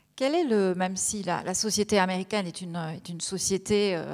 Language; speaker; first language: French; native; French